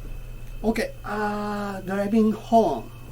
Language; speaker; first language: English; non-native, learner; Japanese